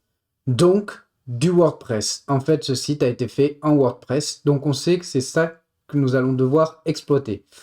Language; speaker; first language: French; native; French